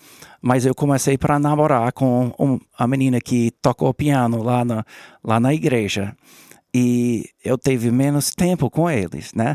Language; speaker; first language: Portuguese; non-native, learner; English